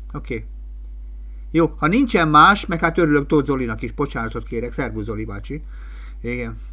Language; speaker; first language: Hungarian; native; Hungarian